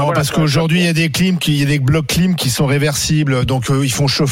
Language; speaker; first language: French; native; French